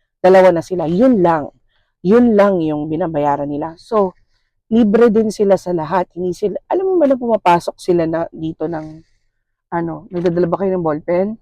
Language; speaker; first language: Filipino; native; Filipino